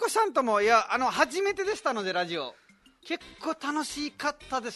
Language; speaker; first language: Japanese; non-native, fluent; Nepali